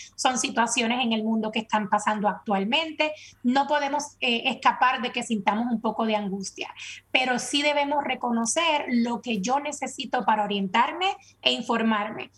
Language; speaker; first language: Spanish; native; Spanish